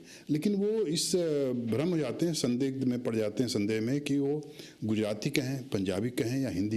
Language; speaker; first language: Hindi; native; Hindi